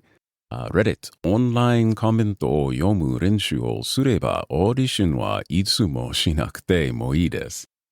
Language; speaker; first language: Japanese; non-native, learner; English